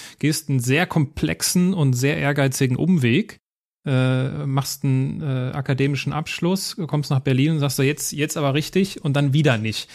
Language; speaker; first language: German; native; German